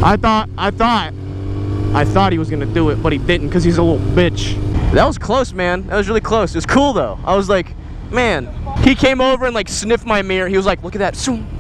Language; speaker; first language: English; native; English